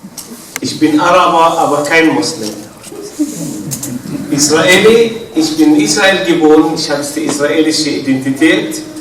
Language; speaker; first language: German; non-native, fluent; Arabic